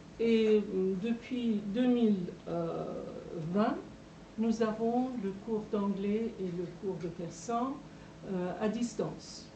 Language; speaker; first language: French; non-native, fluent; Persian